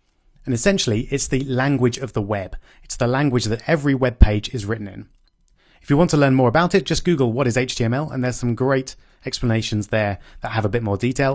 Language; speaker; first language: English; native; English